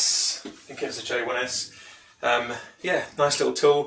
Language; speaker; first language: English; native; English